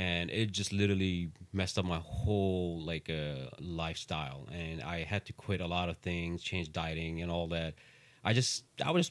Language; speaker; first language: English; non-native, local second language; Urdu